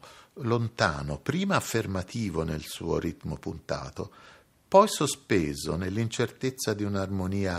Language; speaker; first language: Italian; native; Italian